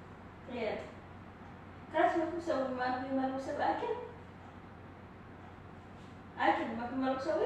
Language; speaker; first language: Arabic; non-native, learner; Oromo